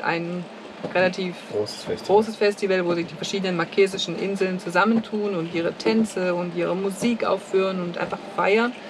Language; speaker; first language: German; native; German